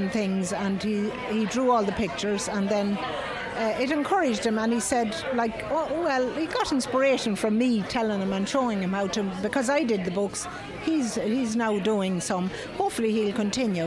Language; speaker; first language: English; native; English